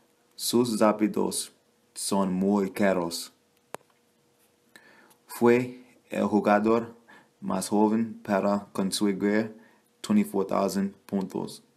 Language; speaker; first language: Spanish; non-native, learner; English